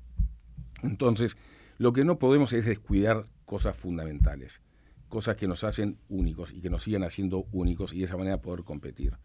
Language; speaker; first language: Spanish; native; Spanish